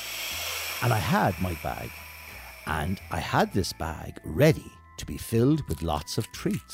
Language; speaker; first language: English; native; English